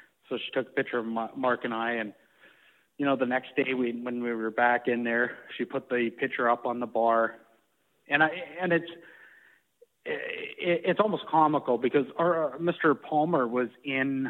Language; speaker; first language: English; native; English